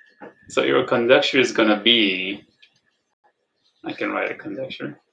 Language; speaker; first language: English; non-native, fluent; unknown